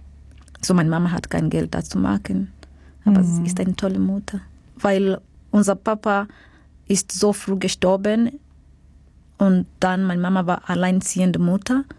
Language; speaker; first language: German; non-native, learner; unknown